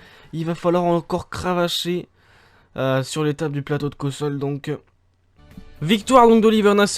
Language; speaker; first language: French; native; French